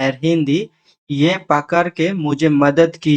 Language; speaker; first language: Hindi; non-native, learner; Bangla